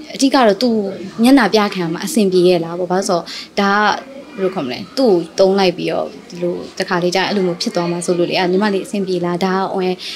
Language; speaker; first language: Burmese; native; Burmese